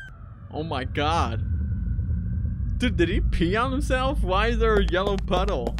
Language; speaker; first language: English; native; English